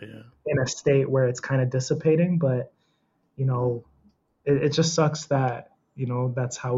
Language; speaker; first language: English; native; English